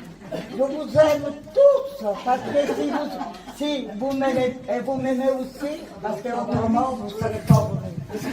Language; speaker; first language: French; non-native, fluent; Italian